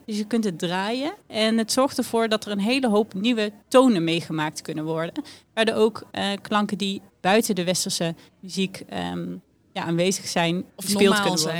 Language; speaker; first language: Dutch; native; Dutch